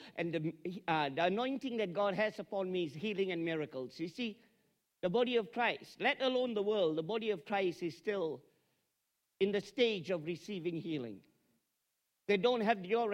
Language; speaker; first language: English; non-native, local second language; Tamil